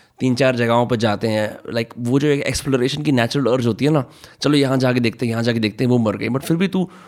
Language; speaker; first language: Hindi; native; Hindi